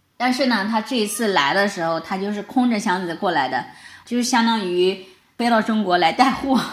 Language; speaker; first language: Chinese; native; Chinese